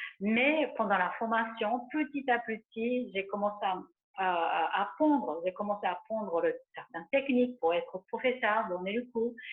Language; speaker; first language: French; non-native, fluent; Japanese